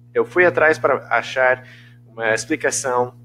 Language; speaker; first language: Portuguese; non-native, fluent; English